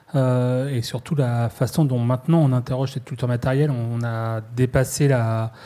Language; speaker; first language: French; native; French